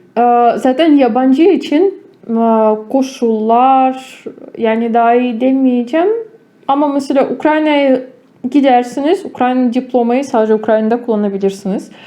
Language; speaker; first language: Turkish; non-native, fluent; Ukrainian